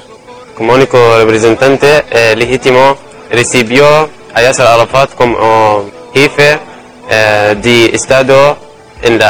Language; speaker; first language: Spanish; non-native, learner; Arabic